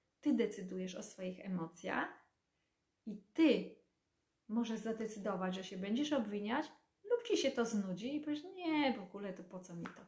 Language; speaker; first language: Polish; native; Polish